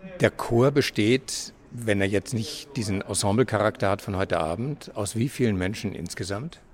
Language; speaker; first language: German; native; German